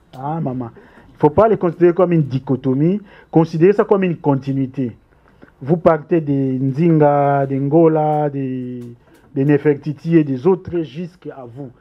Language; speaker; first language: French; non-native, local second language; Lingala